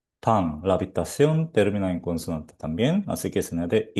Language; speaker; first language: Spanish; non-native, fluent; Korean